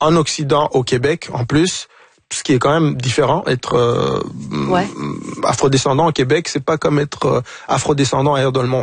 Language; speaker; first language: French; non-native, local second language; Kinyarwanda